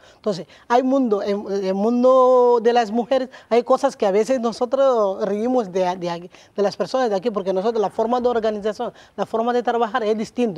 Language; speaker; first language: Spanish; non-native, learner; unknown